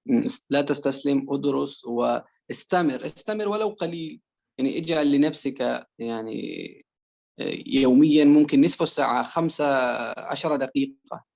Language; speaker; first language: Arabic; non-native, fluent; Persian